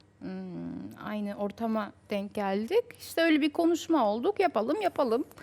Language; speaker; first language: Turkish; non-native, fluent; Albanian